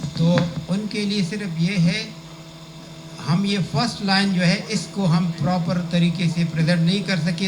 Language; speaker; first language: Urdu; non-native, local second language; Pashto